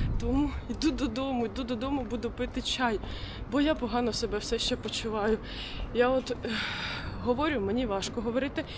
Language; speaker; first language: Ukrainian; native; Ukrainian